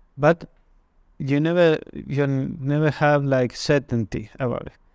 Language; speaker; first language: English; non-native, fluent; Spanish